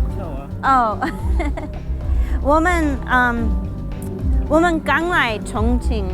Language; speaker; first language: Chinese; non-native, learner; English